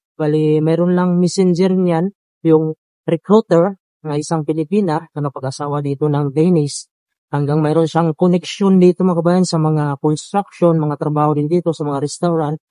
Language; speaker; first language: Filipino; native; Filipino